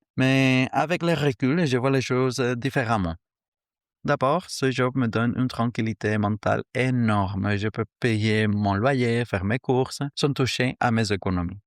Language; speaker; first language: French; non-native, fluent; Spanish